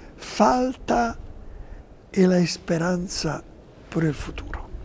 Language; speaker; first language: Spanish; non-native, fluent; Italian